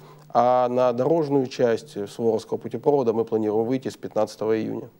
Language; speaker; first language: Russian; native; Russian